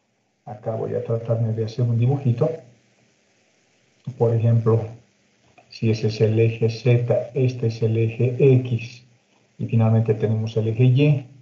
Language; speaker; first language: Spanish; native; Spanish